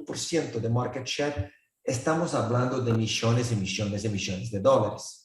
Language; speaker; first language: Spanish; non-native, fluent; Portuguese